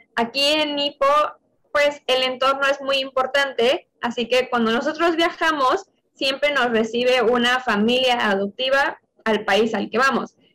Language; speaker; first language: Spanish; native; Spanish